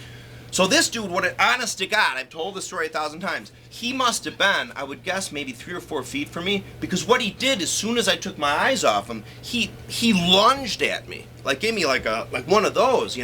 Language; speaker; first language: English; native; English